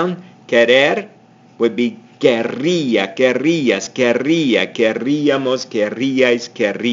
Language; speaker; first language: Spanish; non-native, fluent; English